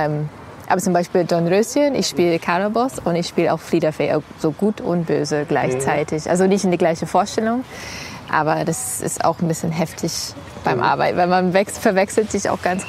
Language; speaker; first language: German; non-native, fluent; English